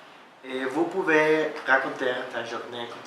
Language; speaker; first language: French; non-native, learner; Spanish